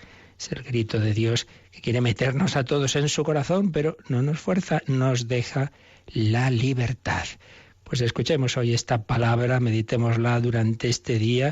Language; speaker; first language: Spanish; native; Spanish